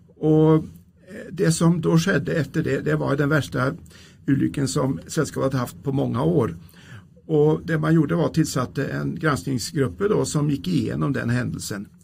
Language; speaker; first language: Swedish; native; Swedish